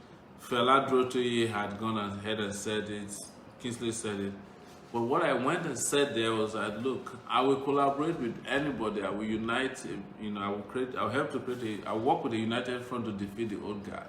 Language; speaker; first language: English; non-native, local second language; Yoruba